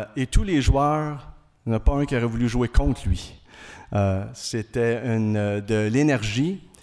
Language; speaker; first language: French; native; French